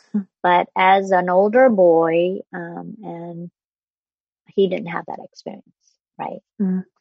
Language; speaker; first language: English; non-native, fluent; Vietnamese